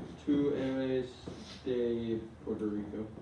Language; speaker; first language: Spanish; non-native, learner; English